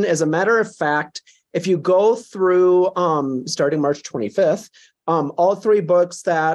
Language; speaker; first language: English; native; English